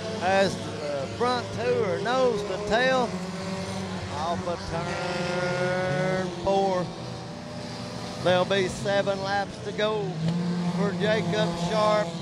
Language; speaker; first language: English; native; English